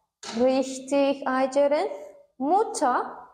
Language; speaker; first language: German; non-native, learner; Turkmen